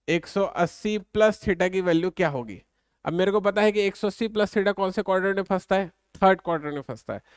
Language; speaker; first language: Hindi; native; Hindi